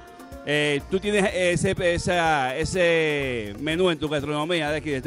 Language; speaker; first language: Spanish; native; Spanish